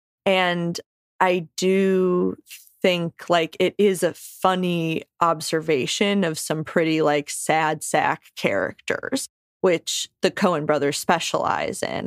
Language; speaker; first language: English; native; English